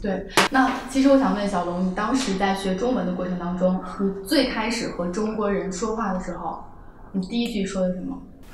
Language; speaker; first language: Chinese; native; Chinese